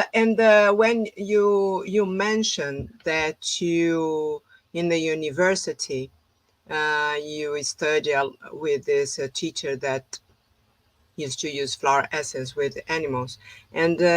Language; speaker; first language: English; non-native, fluent; Portuguese